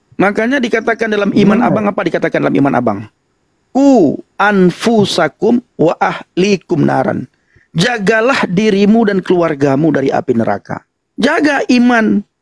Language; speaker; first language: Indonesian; non-native, local second language; Achinese